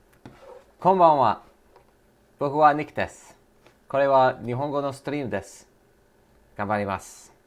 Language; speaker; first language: Japanese; non-native, learner; English